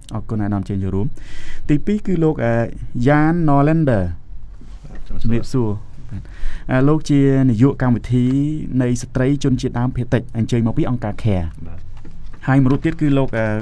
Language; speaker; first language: Khmer; native; Khmer